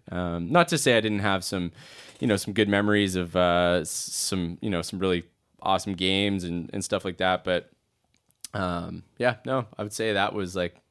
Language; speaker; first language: English; native; English